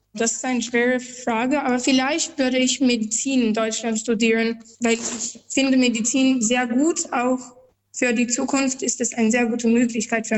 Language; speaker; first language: German; non-native, learner; Albanian